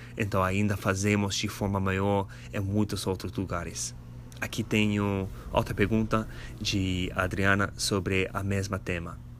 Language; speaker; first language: Portuguese; non-native, fluent; English